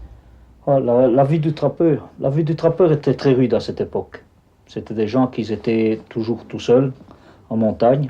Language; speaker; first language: French; native; French